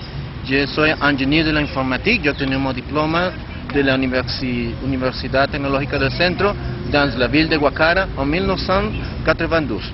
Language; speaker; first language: French; non-native, learner; Spanish